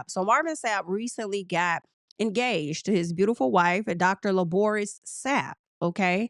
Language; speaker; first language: English; native; English